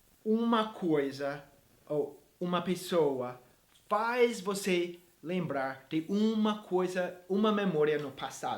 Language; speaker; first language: Portuguese; non-native, fluent; English